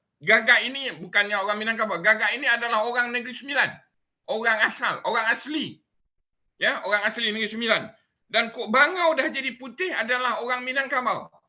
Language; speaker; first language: Malay; native; Malay